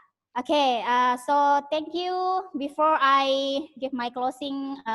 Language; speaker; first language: English; non-native, learner; Indonesian